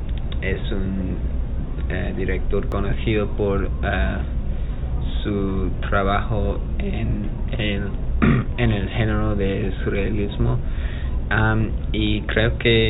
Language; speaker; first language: Spanish; non-native, learner; English